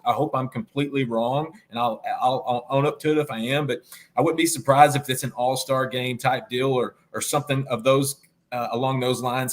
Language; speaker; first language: English; native; English